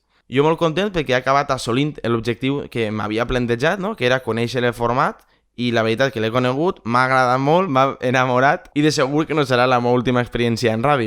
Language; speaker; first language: Catalan; native; Catalan